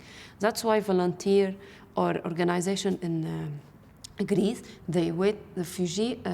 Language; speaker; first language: English; non-native, learner; Arabic